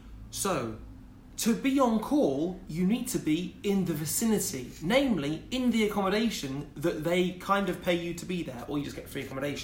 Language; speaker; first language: English; native; English